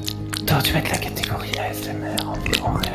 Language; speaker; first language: French; native; French